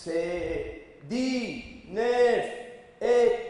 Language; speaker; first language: French; non-native, learner; Spanish